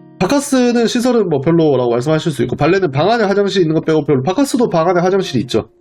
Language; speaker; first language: Korean; native; Korean